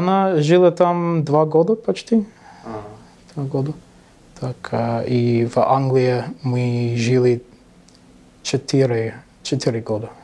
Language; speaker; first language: Russian; non-native, learner; English